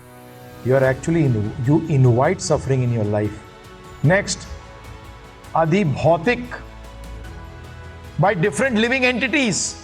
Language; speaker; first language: English; non-native, local second language; Hindi